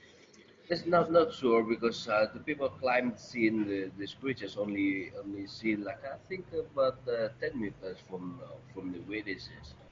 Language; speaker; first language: English; non-native, learner; Indonesian